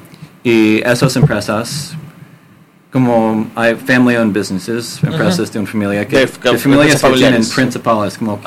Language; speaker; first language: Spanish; non-native, learner; English